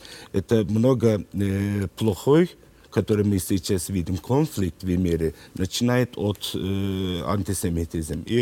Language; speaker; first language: Russian; non-native, learner; Turkish